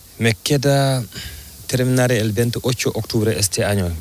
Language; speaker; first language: Spanish; non-native, learner; Fula